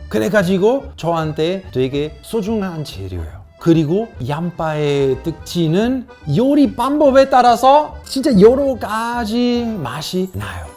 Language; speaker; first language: Korean; non-native, fluent; Italian